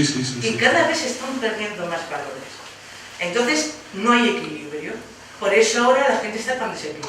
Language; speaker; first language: Spanish; native; Spanish